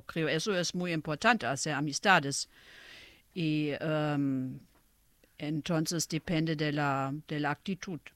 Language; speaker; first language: Spanish; non-native, fluent; German